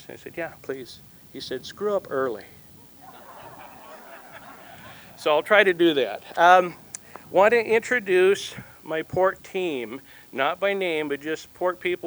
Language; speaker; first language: English; native; English